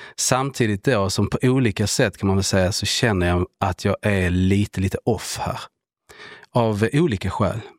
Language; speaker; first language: Swedish; early bilingual, other home language; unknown